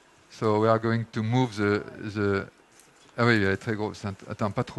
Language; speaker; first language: French; native; French